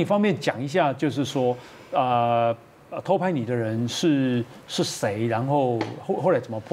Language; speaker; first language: Chinese; native; Chinese